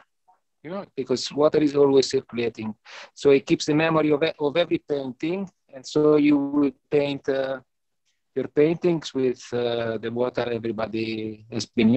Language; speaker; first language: English; non-native, fluent; Italian